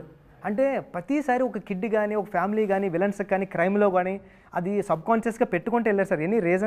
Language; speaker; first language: Telugu; native; Telugu